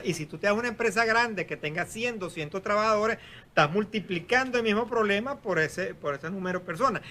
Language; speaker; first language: Spanish; native; Spanish